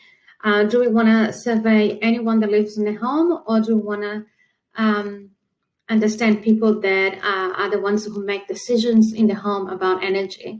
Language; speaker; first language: English; non-native, fluent; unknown